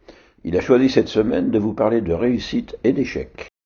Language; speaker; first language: French; native; French